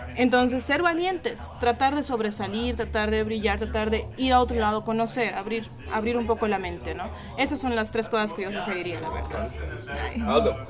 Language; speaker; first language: Spanish; native; Spanish